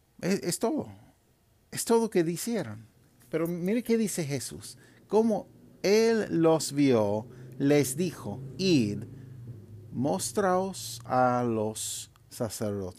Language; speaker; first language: Spanish; non-native, fluent; English